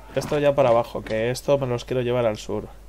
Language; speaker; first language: Spanish; native; Spanish